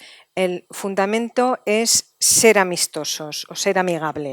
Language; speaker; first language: Spanish; native; Spanish